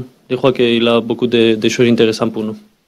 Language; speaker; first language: French; non-native, learner; Spanish